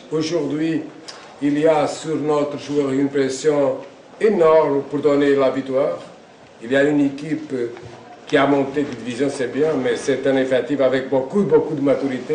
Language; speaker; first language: French; non-native, fluent; Portuguese